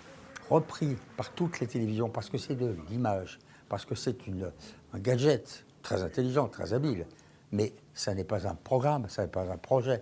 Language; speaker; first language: French; native; French